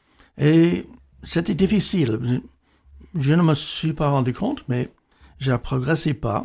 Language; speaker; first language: French; non-native, fluent; English